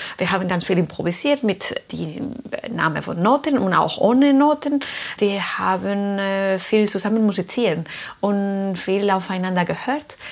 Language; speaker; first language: German; non-native, fluent; Spanish